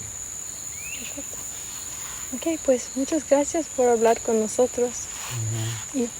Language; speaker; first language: Spanish; non-native, fluent; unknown